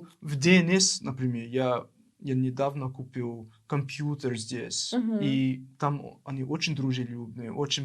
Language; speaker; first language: Russian; non-native, learner; English